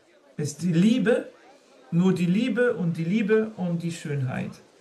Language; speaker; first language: German; non-native, learner; French